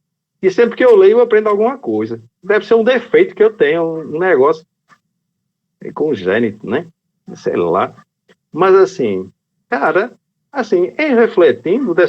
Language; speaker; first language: Portuguese; native; Portuguese